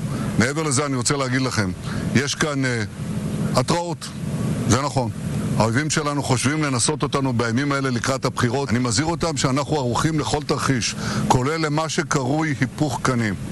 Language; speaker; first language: Hebrew; native; Hebrew